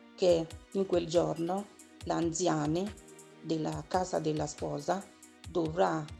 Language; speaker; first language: Italian; non-native, learner; Igbo